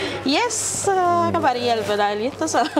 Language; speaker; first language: Norwegian; non-native, fluent; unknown